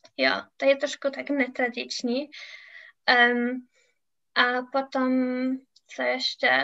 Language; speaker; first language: Czech; non-native, learner; English